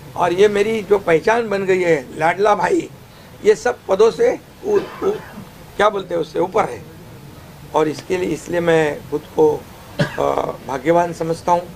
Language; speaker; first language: Hindi; non-native, local second language; Marathi